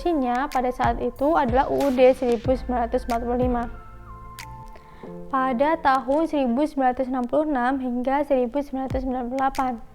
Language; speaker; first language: Indonesian; native; Indonesian